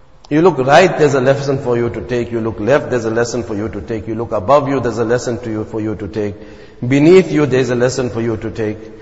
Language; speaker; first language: English; native; English